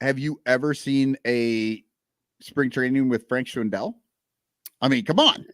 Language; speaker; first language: English; native; English